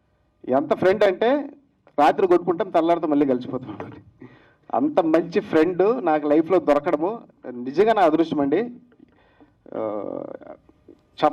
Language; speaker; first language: Telugu; native; Telugu